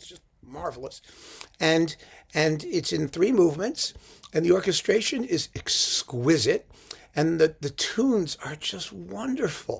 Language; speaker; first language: English; native; English